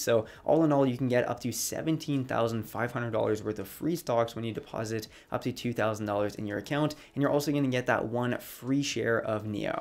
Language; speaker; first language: English; native; English